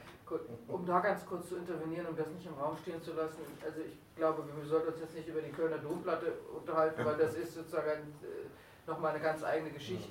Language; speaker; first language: German; native; German